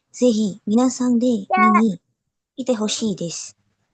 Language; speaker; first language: Japanese; non-native, learner; Indonesian